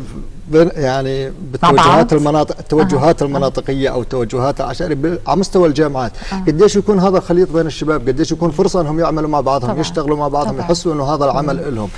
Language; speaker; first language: Arabic; native; Arabic